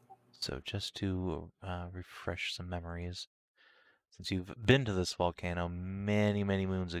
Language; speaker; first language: English; native; English